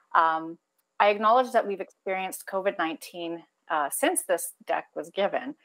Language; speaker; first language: English; native; English